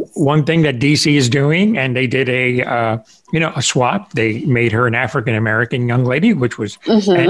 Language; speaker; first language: English; early bilingual, other home language; Spanish